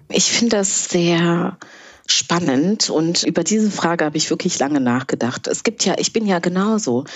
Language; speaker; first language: German; early bilingual, other home language; Kinyarwanda